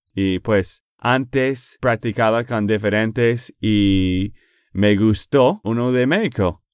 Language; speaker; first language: Spanish; non-native, fluent; English